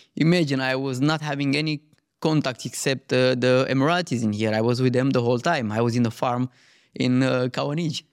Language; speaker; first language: English; non-native, fluent; Romanian